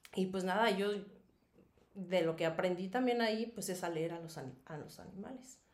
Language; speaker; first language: Spanish; native; Spanish